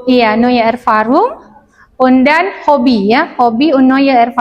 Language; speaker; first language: German; non-native, learner; Indonesian